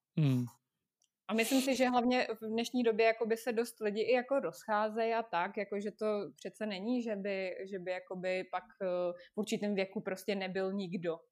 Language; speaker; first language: Czech; non-native, fluent; Russian